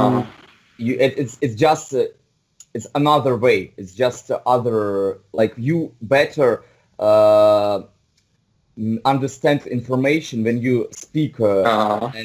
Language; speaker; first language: English; non-native, fluent; Russian